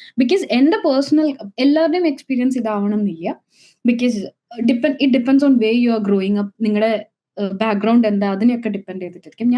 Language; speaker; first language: Malayalam; native; Malayalam